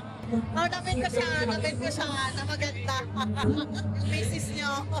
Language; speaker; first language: Filipino; native; Filipino